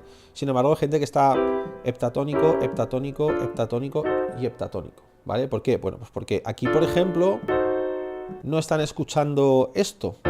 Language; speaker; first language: Spanish; native; Spanish